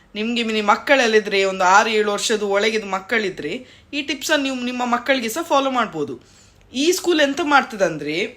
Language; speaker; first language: Kannada; native; Kannada